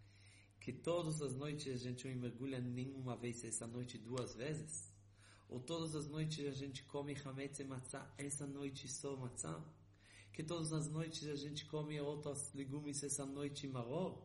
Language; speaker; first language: Portuguese; non-native, fluent; Hebrew